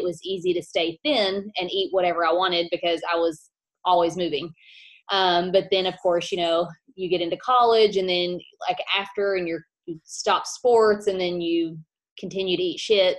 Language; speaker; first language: English; native; English